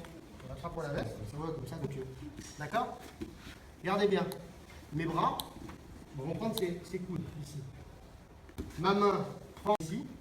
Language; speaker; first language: French; native; French